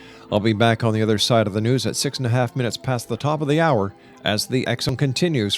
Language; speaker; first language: English; native; English